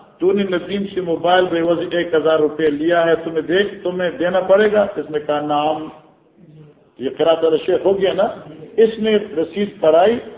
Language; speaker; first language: Urdu; non-native, local second language; Northern Hindko